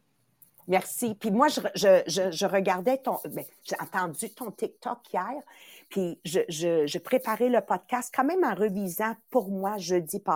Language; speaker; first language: French; native; French